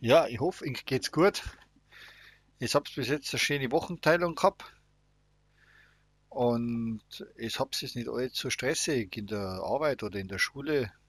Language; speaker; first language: German; native; German